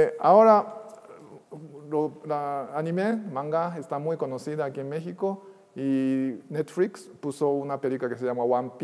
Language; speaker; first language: Spanish; non-native, fluent; Japanese